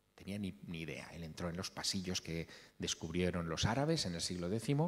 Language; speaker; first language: Spanish; native; Spanish